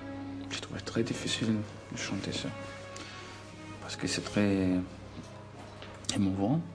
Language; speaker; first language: French; non-native, learner; Italian